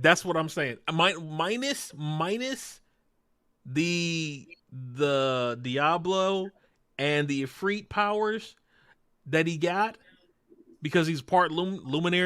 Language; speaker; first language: English; native; English